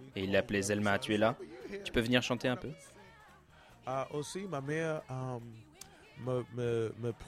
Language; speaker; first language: French; non-native, fluent; English